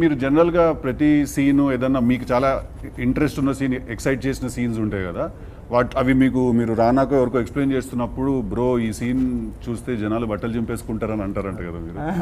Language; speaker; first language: Telugu; native; Telugu